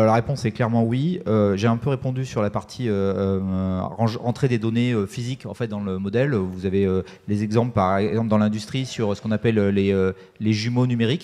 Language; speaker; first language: French; native; French